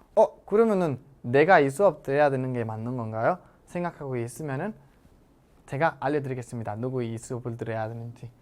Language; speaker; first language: Korean; non-native, fluent; Spanish